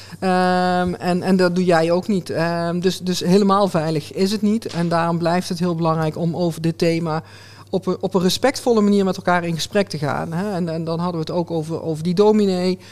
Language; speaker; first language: Dutch; native; Dutch